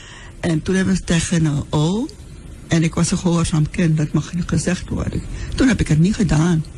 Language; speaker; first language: Dutch; non-native, local second language; Sranan Tongo